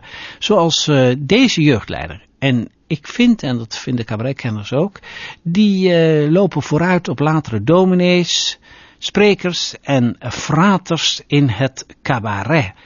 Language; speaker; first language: Dutch; native; Dutch